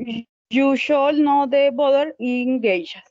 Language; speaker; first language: English; non-native, learner; Spanish